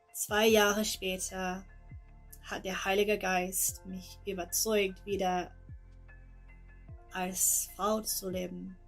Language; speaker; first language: German; non-native, learner; English